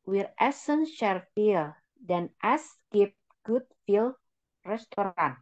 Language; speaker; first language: German; non-native, learner; Indonesian